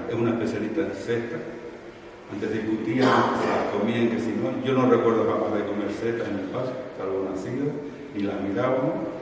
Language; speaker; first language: Spanish; native; Spanish